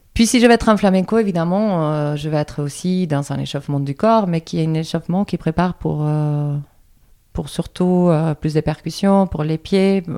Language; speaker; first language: French; non-native, fluent; Spanish